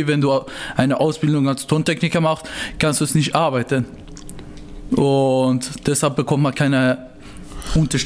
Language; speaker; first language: German; non-native, learner; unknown